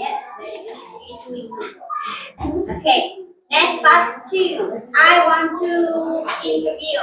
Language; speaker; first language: English; non-native, fluent; Vietnamese